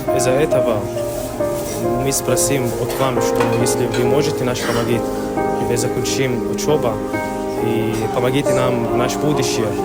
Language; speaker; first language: Russian; non-native, learner; Arabic